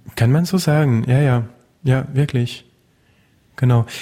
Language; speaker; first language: German; non-native, fluent; French